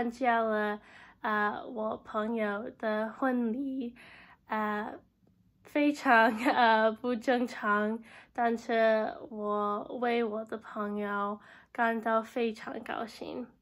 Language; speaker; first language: Chinese; non-native, learner; English